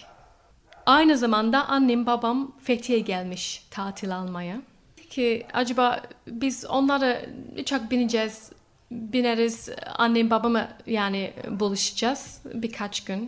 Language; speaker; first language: Turkish; non-native, learner; English